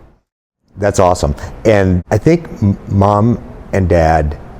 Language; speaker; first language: English; native; English